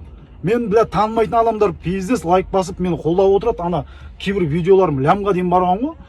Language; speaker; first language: Kazakh; native; Kazakh